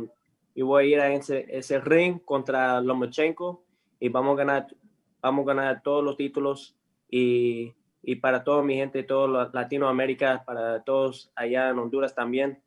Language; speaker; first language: Spanish; early bilingual, heritage; English